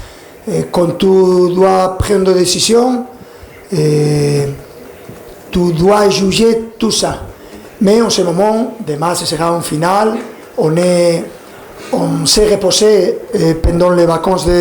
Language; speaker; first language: French; non-native, fluent; Spanish